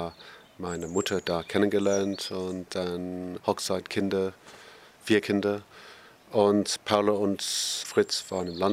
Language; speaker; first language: German; non-native, fluent; English